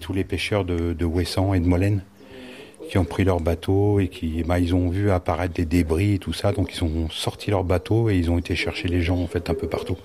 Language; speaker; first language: French; native; French